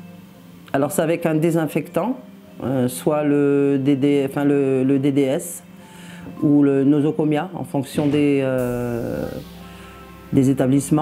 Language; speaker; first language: French; native; French